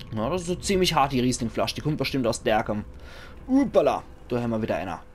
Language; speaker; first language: German; native; German